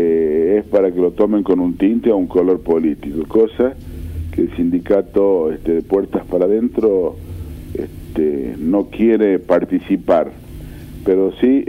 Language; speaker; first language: Spanish; native; Spanish